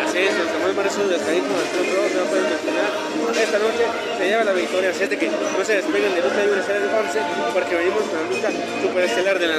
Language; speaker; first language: Spanish; native; Spanish